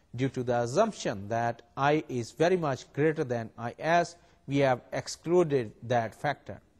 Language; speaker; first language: English; non-native, local second language; Urdu